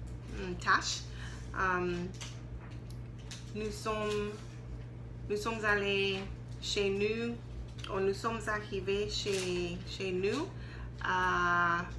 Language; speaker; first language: French; non-native, learner; English